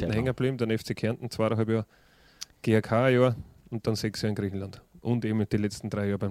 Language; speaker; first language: German; native; German